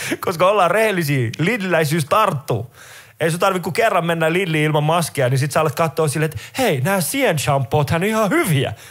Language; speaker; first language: Finnish; early bilingual, other home language; Persian